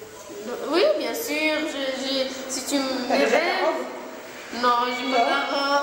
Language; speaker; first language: French; non-native, learner; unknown